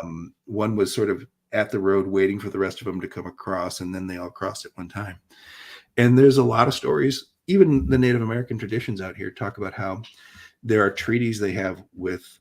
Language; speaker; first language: English; native; English